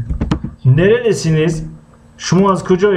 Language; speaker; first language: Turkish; non-native, fluent; Tajik